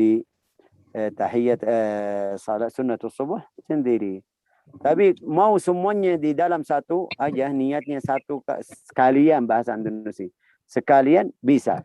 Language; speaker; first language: Indonesian; non-native, fluent; Arabic